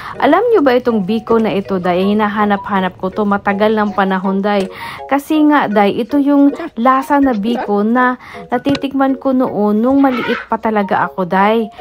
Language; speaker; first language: Filipino; non-native, local second language; Cebuano